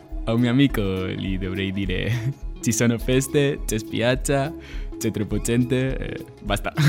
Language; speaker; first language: Italian; non-native, fluent; Spanish